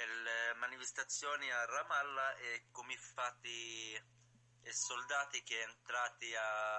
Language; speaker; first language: Italian; non-native, learner; Arabic